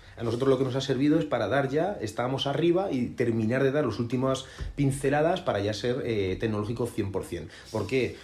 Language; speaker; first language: Spanish; native; Spanish